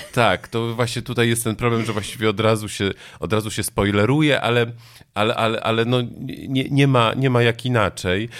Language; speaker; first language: Polish; native; Polish